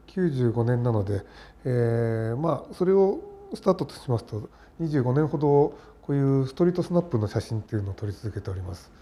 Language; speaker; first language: Japanese; native; Japanese